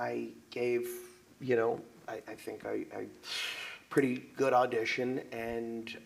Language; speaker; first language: English; native; English